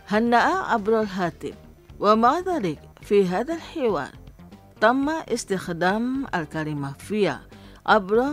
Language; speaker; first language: Arabic; non-native, fluent; Indonesian